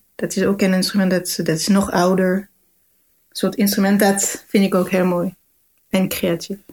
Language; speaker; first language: Dutch; non-native, fluent; French